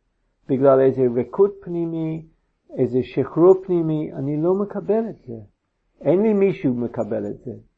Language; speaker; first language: Hebrew; non-native, fluent; English